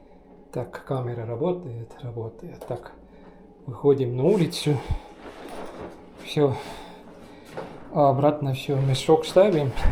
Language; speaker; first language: Russian; non-native, local second language; Estonian